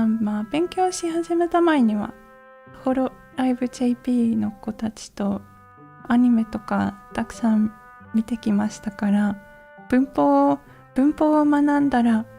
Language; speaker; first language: Japanese; non-native, learner; English